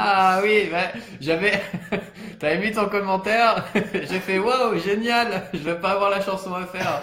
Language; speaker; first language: French; native; French